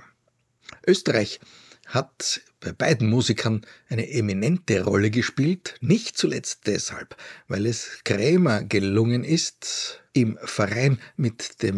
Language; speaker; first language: German; native; German